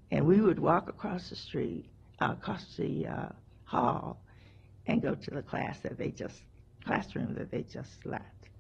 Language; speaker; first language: English; native; English